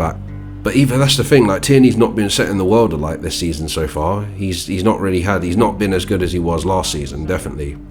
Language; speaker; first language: English; native; English